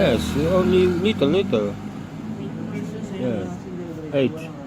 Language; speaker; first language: English; non-native, learner; Polish